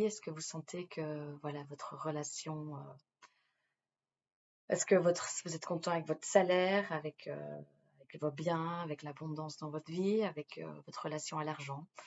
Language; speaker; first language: French; native; French